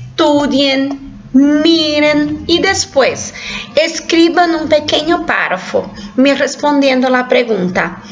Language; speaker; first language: Spanish; non-native, fluent; Portuguese